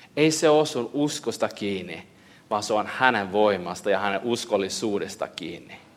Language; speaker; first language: Finnish; early bilingual, heritage; Finnish